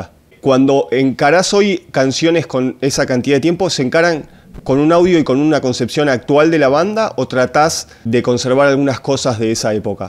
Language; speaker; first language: Spanish; native; Spanish